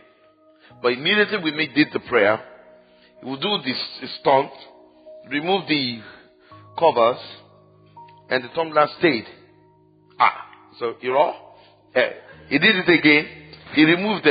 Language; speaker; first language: English; non-native, local second language; Yoruba